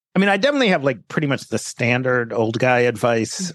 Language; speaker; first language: English; native; English